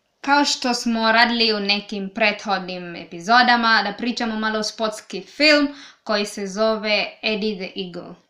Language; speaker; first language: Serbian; non-native, learner; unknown